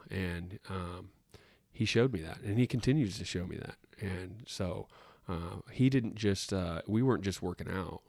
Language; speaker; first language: English; native; English